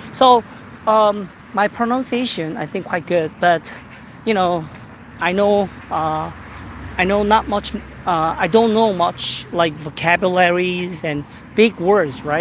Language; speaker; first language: English; non-native, fluent; Korean